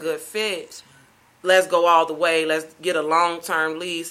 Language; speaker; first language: English; native; English